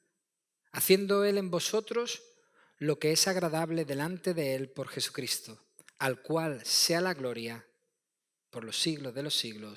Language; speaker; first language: Spanish; native; Spanish